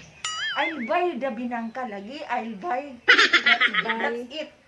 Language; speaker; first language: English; non-native, learner; Cebuano